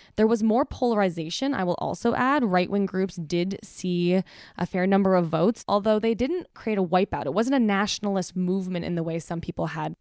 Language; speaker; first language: English; native; English